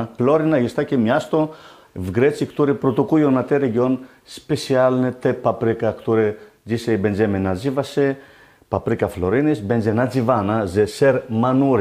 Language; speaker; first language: Polish; non-native, learner; Greek